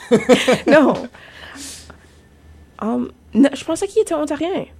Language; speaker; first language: French; non-native, fluent; English